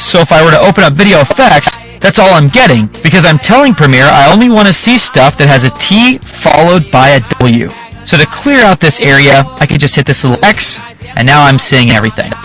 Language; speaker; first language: English; native; English